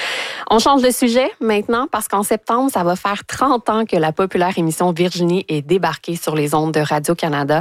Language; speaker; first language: French; native; French